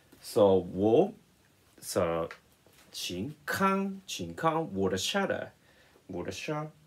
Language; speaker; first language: Chinese; non-native, learner; Japanese